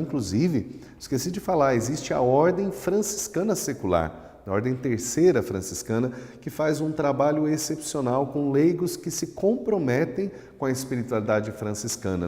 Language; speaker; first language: Portuguese; native; Portuguese